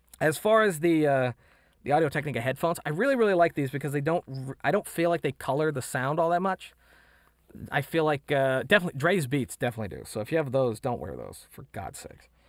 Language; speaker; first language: English; native; English